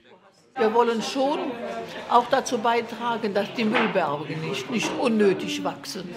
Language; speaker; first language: German; native; German